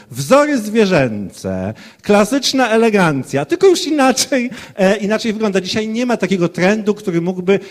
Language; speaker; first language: Polish; native; Polish